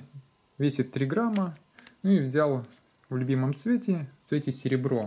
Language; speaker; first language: Russian; native; Russian